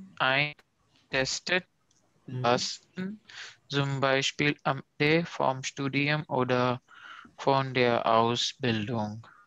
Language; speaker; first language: German; non-native, learner; Urdu